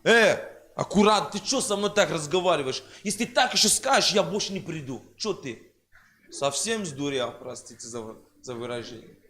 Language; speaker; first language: Russian; non-native, fluent; French